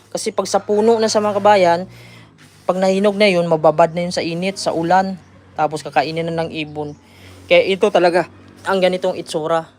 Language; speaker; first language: Filipino; non-native, local second language; Cebuano